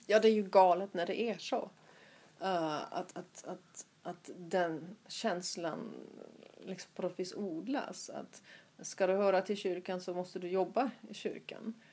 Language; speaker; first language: Swedish; non-native, fluent; German